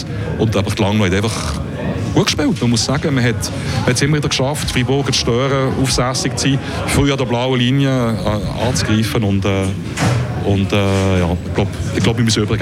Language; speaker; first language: German; native; German